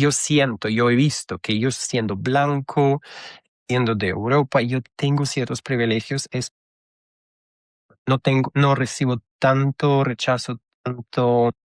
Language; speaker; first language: Spanish; non-native, fluent; Russian